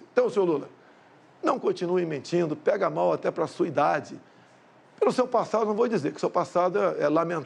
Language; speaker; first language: Portuguese; native; Portuguese